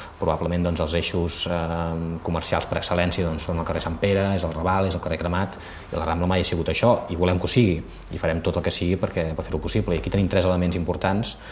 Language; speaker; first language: Catalan; native; Catalan